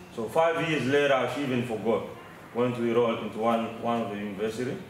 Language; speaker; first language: English; non-native, fluent; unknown